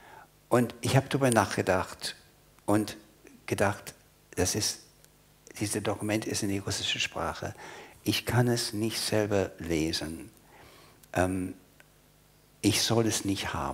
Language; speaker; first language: German; non-native, fluent; English